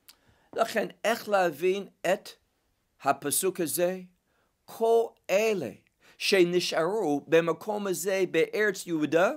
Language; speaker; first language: Hebrew; non-native, fluent; English